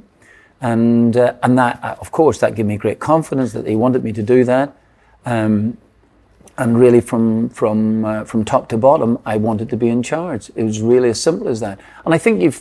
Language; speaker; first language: English; native; English